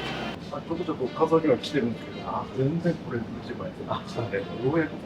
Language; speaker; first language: Japanese; native; Japanese